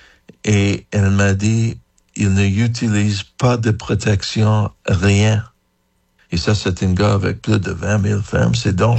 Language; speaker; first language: French; non-native, fluent; English